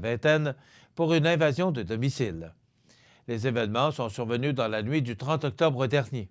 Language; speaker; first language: French; native; French